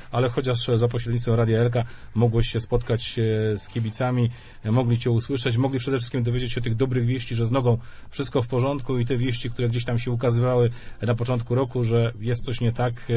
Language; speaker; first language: Polish; native; Polish